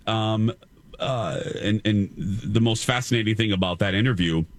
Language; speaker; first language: English; native; English